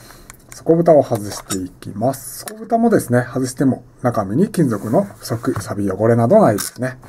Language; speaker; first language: Japanese; native; Japanese